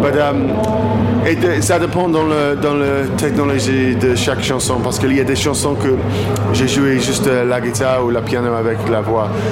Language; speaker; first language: French; non-native, learner; English